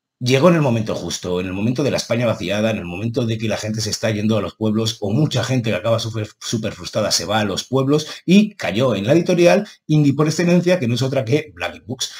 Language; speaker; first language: Spanish; native; Spanish